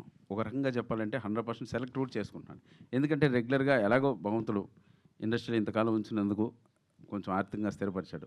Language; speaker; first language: Telugu; native; Telugu